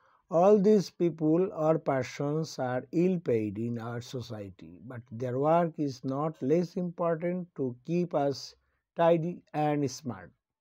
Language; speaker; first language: English; non-native, local second language; Bangla